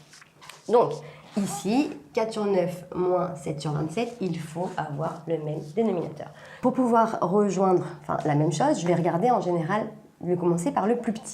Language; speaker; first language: French; native; French